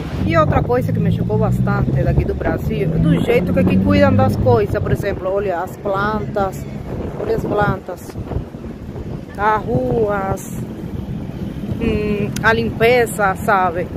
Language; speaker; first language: Portuguese; non-native, fluent; Spanish